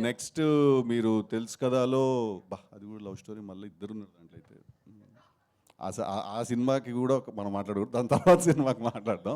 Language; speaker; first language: Telugu; native; Telugu